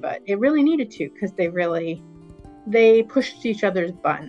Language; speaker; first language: English; native; English